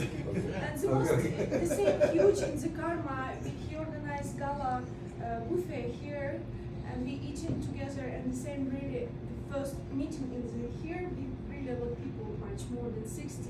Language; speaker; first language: English; non-native, learner; Russian